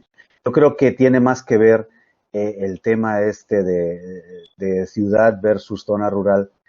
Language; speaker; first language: Spanish; native; Spanish